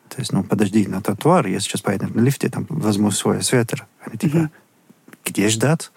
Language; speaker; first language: Russian; non-native, fluent; English